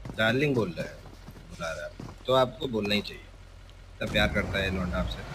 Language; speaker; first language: Hindi; native; Hindi